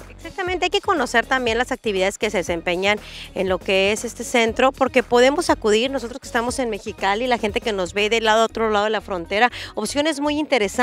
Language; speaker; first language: Spanish; native; Spanish